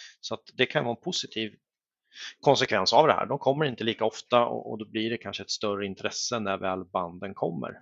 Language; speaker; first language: Swedish; native; Swedish